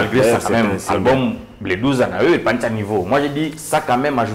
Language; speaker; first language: French; non-native, local second language; Swahili